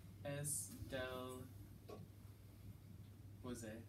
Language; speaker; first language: Spanish; non-native, learner; English